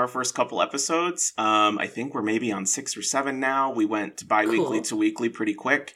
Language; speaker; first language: English; native; English